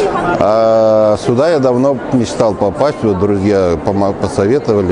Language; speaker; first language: Russian; native; Russian